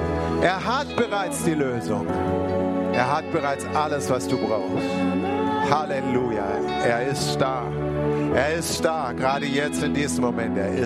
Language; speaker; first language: German; native; German